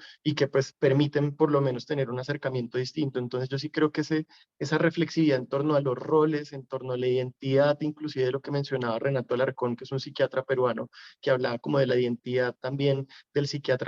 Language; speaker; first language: Spanish; native; Spanish